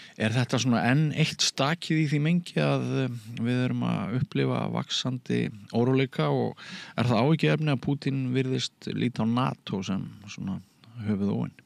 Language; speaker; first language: Icelandic; native; Icelandic